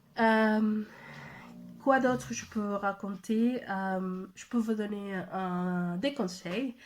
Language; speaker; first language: French; non-native, fluent; Spanish